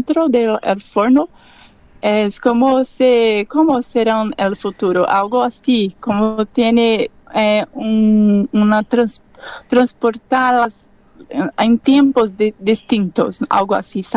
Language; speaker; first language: Spanish; non-native, learner; Portuguese